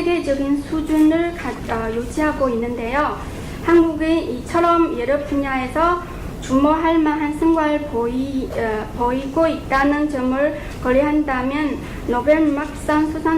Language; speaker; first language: Korean; non-native, fluent; Chinese